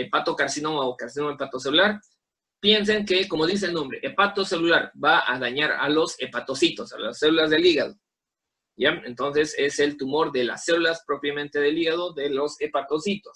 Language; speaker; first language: Spanish; native; Spanish